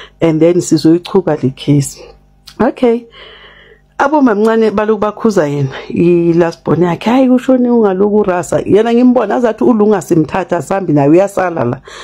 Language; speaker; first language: Zulu; native; Zulu